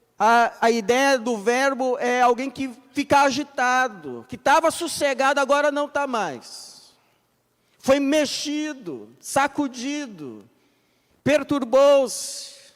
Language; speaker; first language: Portuguese; native; Portuguese